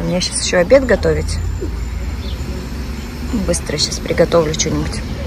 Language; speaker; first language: Russian; native; Russian